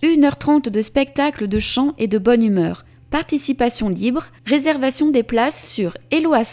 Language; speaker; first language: French; native; French